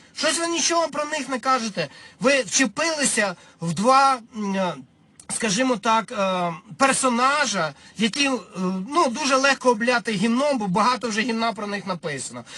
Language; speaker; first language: Ukrainian; non-native, local second language; Russian